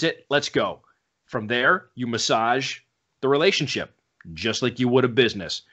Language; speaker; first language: English; native; English